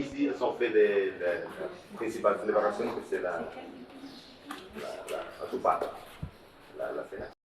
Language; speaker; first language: French; non-native, local second language; Catalan